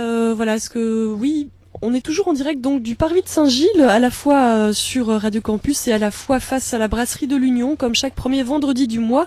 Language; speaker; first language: French; native; French